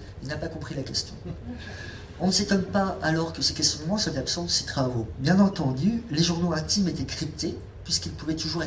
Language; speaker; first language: French; native; French